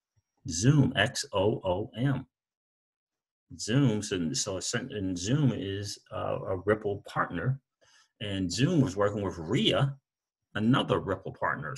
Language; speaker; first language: English; native; English